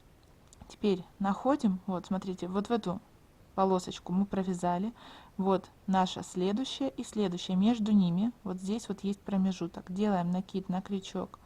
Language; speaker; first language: Russian; native; Russian